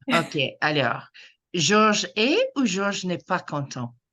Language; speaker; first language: French; non-native, local second language; English